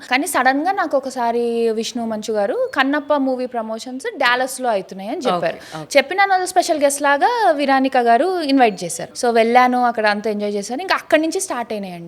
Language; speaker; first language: Telugu; native; Telugu